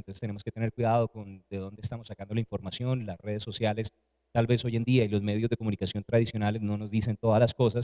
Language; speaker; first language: Spanish; native; Spanish